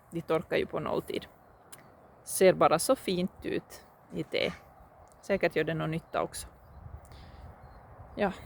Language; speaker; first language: Swedish; non-native, local second language; Finnish